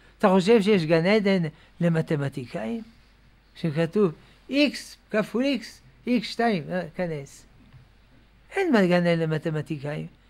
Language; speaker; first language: Hebrew; non-native, fluent; French